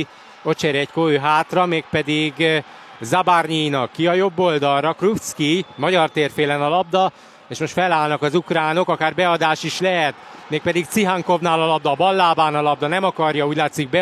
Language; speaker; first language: Hungarian; native; Hungarian